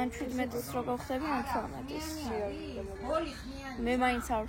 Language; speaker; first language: Georgian; early bilingual, heritage; Georgian